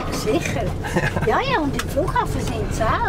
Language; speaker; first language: German; native; German